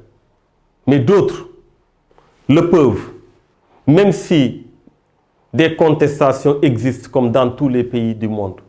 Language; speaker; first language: French; non-native, local second language; Wolof